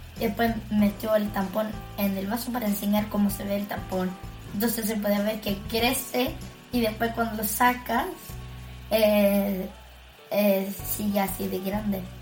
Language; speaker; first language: Spanish; early bilingual, heritage; Spanish